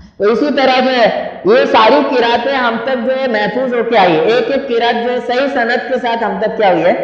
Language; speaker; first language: Urdu; native; Urdu